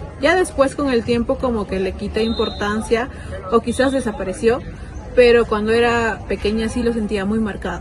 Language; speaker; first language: Spanish; native; Spanish